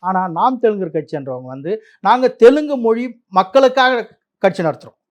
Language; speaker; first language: Tamil; non-native, local second language; Telugu